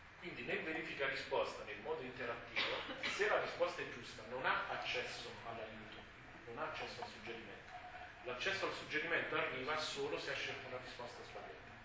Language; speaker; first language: Italian; non-native, fluent; French